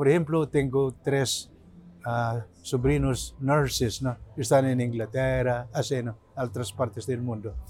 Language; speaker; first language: Spanish; non-native, learner; Cebuano